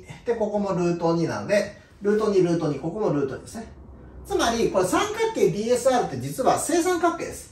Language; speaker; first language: Japanese; native; Japanese